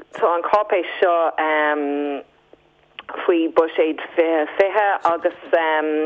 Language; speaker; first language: Irish; non-native, local second language; English